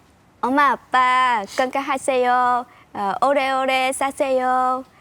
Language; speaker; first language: Korean; non-native, learner; Vietnamese